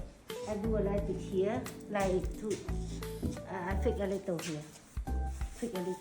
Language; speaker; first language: English; non-native, learner; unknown